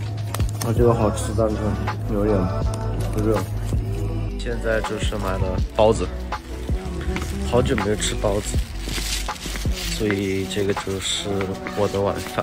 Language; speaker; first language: Chinese; non-native, fluent; Thai